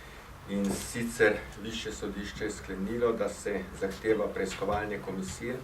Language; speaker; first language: Slovenian; native; Slovenian